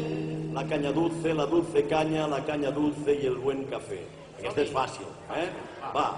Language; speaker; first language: Catalan; native; Catalan